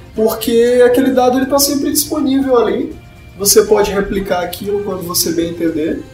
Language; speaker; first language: Portuguese; native; Portuguese